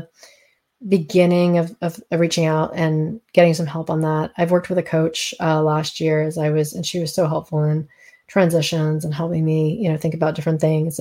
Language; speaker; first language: English; native; English